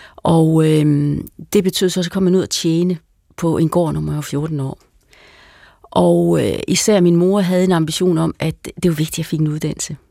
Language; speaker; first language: Danish; native; Danish